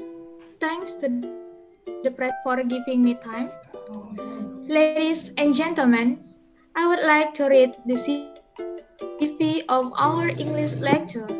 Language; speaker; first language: English; non-native, learner; Indonesian